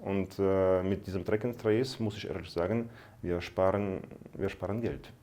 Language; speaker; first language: German; non-native, fluent; Russian